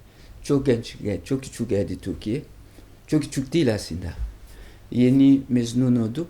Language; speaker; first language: Turkish; non-native, learner; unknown